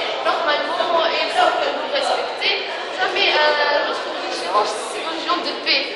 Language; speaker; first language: French; non-native, learner; Arabic